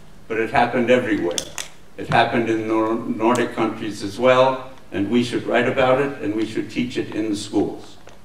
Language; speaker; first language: English; native; English